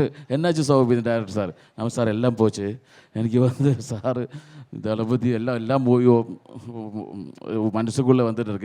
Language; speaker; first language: Tamil; non-native, learner; Malayalam